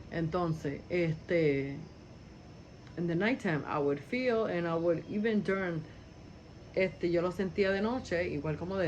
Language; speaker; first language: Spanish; early bilingual, heritage; Spanish